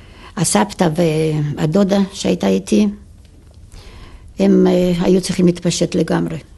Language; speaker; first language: Hebrew; non-native, fluent; Yiddish